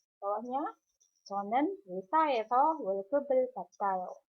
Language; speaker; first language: Korean; non-native, fluent; Indonesian